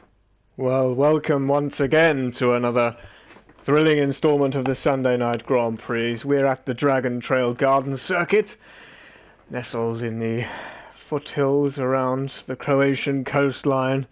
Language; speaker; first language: English; native; English